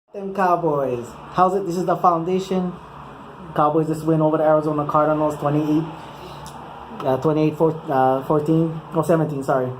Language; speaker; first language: English; native; English